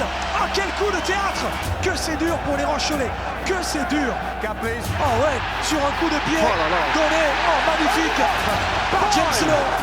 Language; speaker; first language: French; native; French